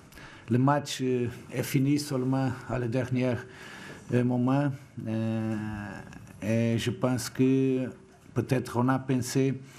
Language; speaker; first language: French; non-native, fluent; Portuguese